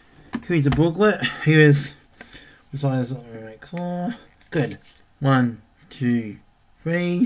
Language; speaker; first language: English; native; English